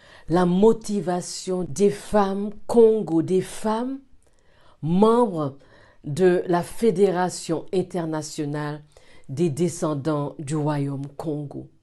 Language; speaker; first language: French; native; French